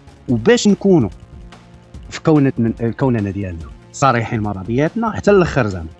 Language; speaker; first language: Arabic; native; Arabic